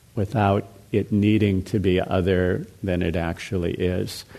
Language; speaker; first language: English; native; English